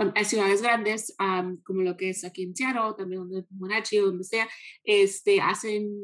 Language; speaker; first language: Spanish; early bilingual, heritage; Spanish